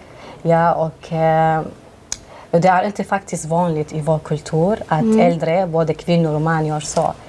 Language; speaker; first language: Swedish; non-native, fluent; Arabic